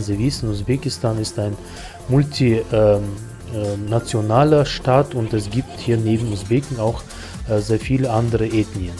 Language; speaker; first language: German; non-native, fluent; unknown